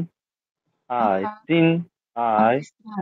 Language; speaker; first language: Chinese; non-native, learner; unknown